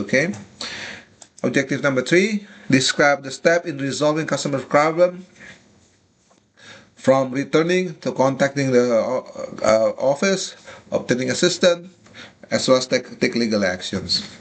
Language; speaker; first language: English; non-native, fluent; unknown